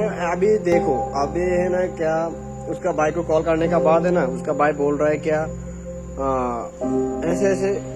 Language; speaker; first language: Hindi; non-native, fluent; Bangla